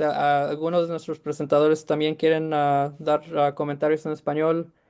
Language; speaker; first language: Spanish; early bilingual, heritage; Spanish